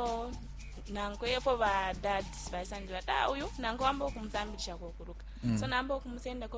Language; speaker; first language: English; non-native, local second language; Bemba